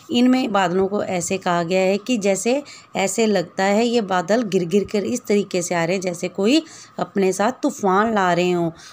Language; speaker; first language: Hindi; native; Hindi